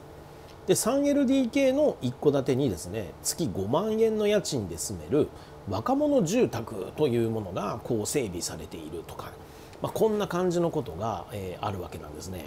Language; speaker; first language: Japanese; native; Japanese